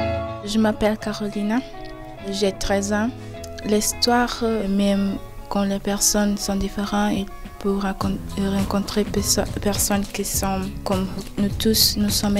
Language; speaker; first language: French; non-native, learner; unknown